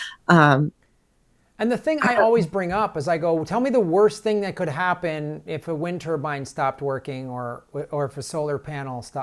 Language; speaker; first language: English; native; English